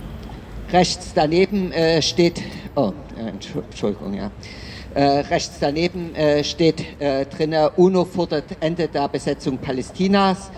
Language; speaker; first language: German; native; German